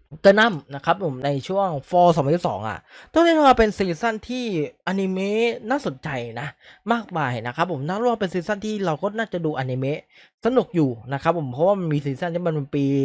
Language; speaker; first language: Thai; native; Thai